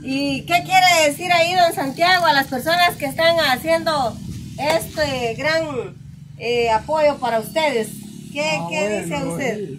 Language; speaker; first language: Spanish; native; Spanish